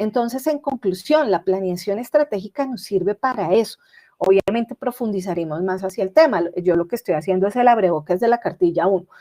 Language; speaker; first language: Spanish; native; Spanish